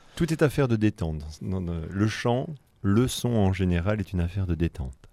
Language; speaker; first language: French; native; French